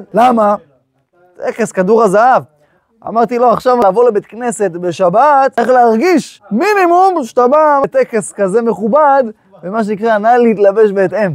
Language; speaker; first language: Hebrew; native; Hebrew